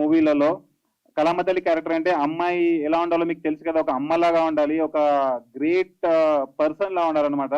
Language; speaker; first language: Telugu; native; Telugu